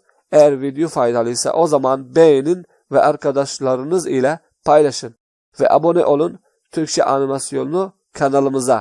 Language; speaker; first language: Turkish; non-native, fluent; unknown